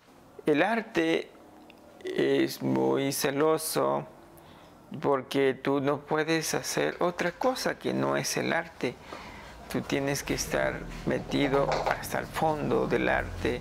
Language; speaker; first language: Spanish; non-native, local second language; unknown